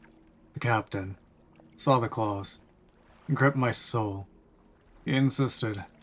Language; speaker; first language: English; native; English